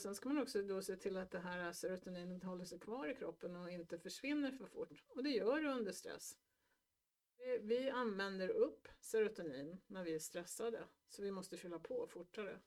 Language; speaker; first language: Swedish; native; Swedish